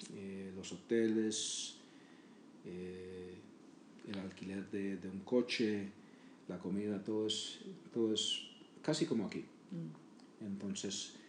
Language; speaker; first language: Spanish; native; Spanish